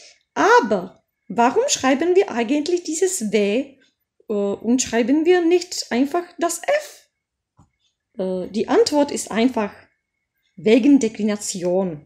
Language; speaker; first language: German; non-native, fluent; Czech